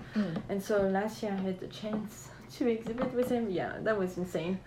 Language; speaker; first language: English; non-native, fluent; French